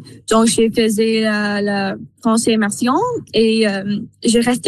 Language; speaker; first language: French; non-native, local second language; English